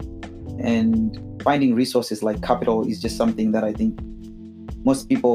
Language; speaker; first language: English; non-native, local second language; Shona